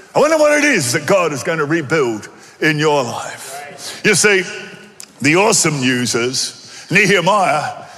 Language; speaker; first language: English; native; English